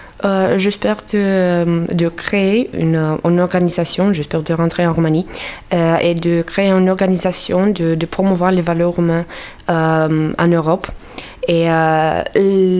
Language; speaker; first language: French; non-native, fluent; Romanian